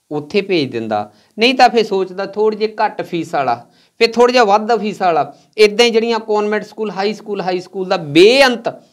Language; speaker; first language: Punjabi; native; Punjabi